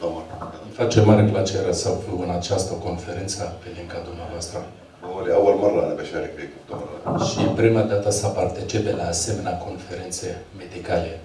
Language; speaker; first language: Romanian; non-native, fluent; Arabic